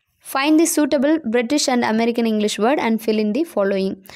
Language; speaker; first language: English; non-native, local second language; Tamil